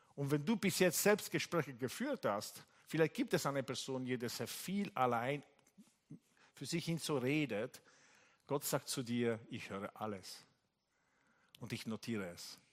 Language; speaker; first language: German; non-native, fluent; Italian